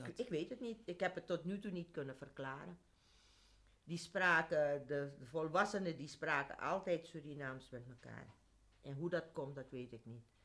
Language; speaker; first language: Dutch; native; Dutch